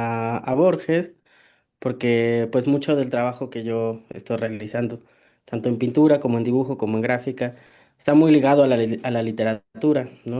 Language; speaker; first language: Spanish; native; Spanish